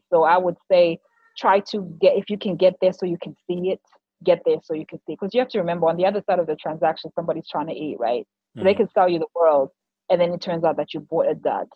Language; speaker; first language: English; non-native, local second language; Shona